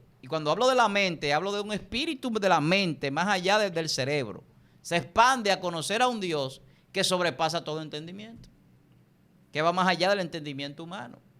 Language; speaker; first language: Spanish; native; Spanish